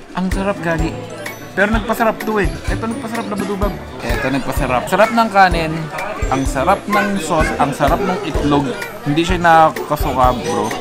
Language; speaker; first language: Filipino; native; Filipino